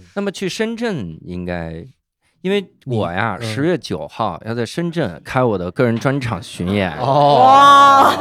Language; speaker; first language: Chinese; native; Chinese